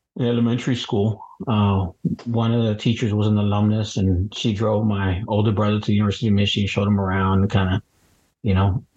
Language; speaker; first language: English; early bilingual, other home language; Spanish